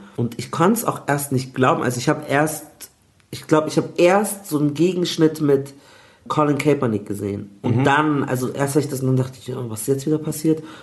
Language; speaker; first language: German; native; German